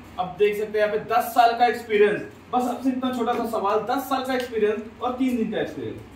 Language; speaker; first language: Hindi; native; Hindi